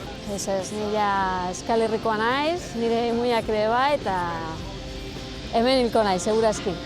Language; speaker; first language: Basque; non-native, learner; Spanish